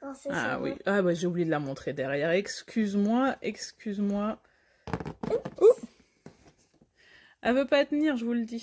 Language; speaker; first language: French; native; French